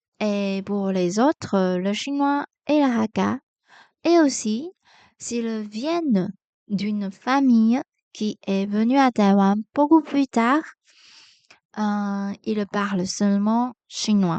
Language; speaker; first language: French; non-native, fluent; Chinese